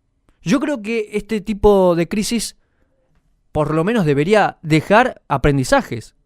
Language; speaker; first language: Spanish; native; Spanish